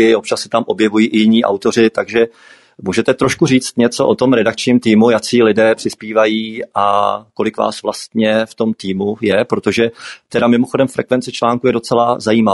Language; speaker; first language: Czech; native; Czech